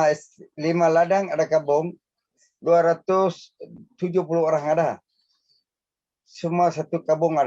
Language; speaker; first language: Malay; non-native, local second language; Tamil